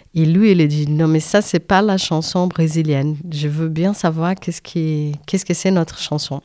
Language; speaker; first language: French; non-native, fluent; Portuguese